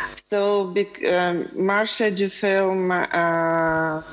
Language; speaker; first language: English; non-native, fluent; Ukrainian